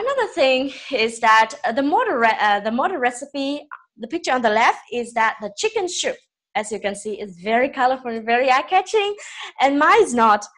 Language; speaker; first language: English; non-native, fluent; Vietnamese